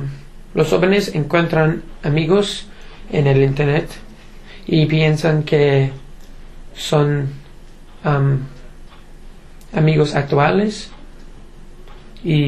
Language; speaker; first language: Spanish; non-native, learner; English